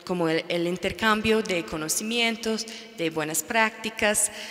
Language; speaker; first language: Spanish; non-native, fluent; English